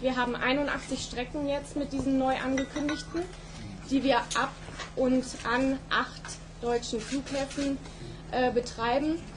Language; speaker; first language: German; native; German